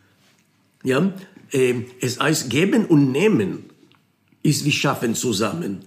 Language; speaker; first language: German; non-native, fluent; Hebrew